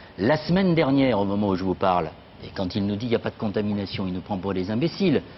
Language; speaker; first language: French; native; French